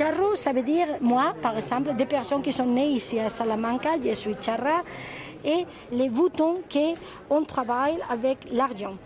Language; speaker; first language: French; non-native, fluent; Spanish